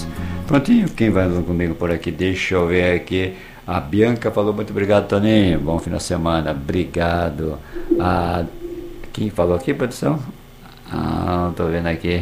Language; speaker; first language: Portuguese; native; Portuguese